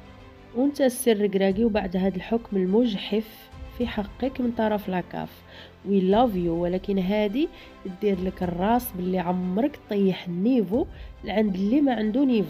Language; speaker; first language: Arabic; native; Arabic